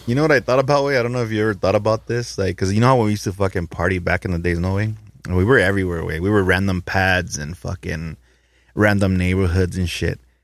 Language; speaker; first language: English; early bilingual, other home language; Spanish